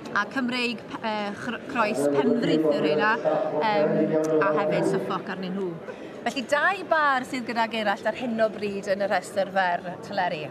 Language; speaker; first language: Welsh; native; Welsh